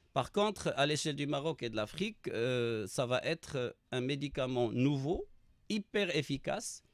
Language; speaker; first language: French; non-native, local second language; Arabic